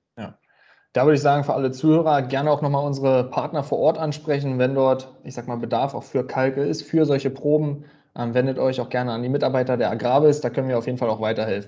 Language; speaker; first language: German; native; German